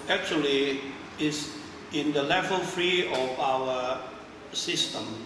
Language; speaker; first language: English; non-native, learner; Chinese